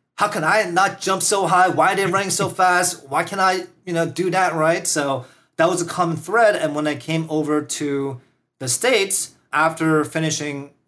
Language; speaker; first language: English; early bilingual, other home language; Korean